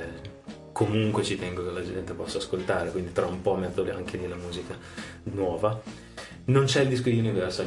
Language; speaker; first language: Italian; native; Italian